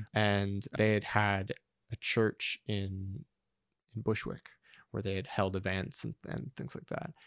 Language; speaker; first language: English; native; English